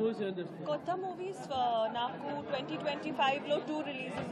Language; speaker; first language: Telugu; non-native, local second language; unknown